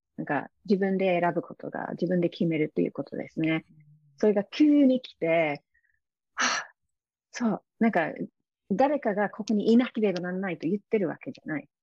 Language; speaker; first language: Japanese; non-native, fluent; English